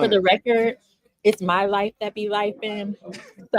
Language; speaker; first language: English; native; English